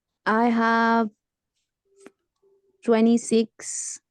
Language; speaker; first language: English; non-native, learner; Spanish